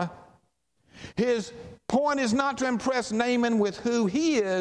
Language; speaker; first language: English; native; English